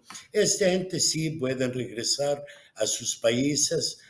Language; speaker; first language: Spanish; non-native, fluent; Arabic